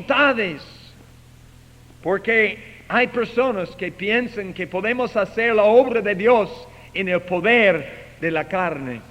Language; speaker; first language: Spanish; non-native, fluent; English